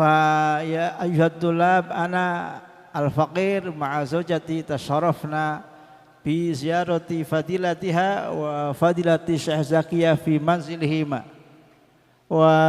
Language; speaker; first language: Arabic; non-native, fluent; Indonesian